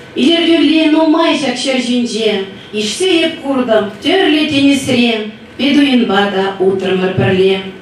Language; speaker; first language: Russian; non-native, local second language; Chuvash